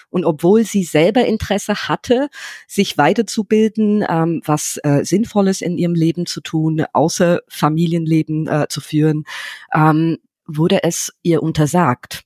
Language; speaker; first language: German; non-native, fluent; English